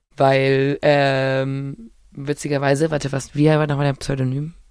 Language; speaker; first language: German; native; German